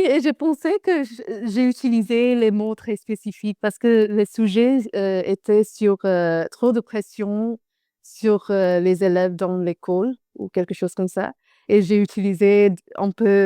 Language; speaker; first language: French; non-native, fluent; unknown